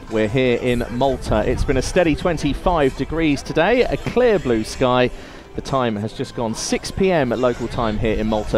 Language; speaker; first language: English; native; English